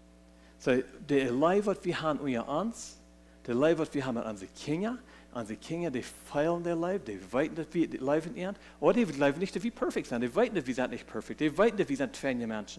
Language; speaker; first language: German; non-native, learner; Plautdietsch